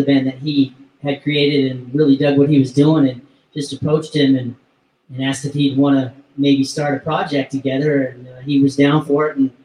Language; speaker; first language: English; native; English